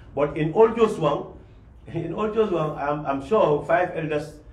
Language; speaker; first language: English; non-native, local second language; Mandingo